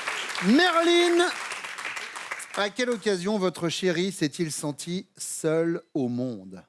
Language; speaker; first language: French; native; French